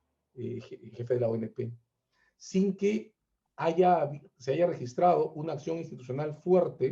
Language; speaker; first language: Spanish; native; Spanish